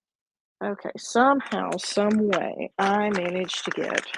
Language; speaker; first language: English; native; English